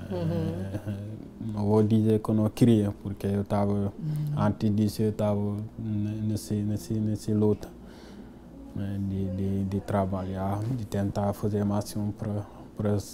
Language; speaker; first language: Portuguese; non-native, fluent; Wolof